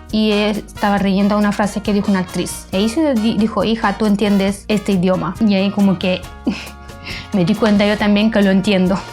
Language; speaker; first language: Spanish; non-native, fluent; Romanian